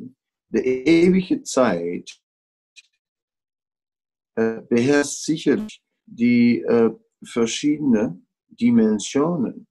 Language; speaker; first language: German; non-native, fluent; Dutch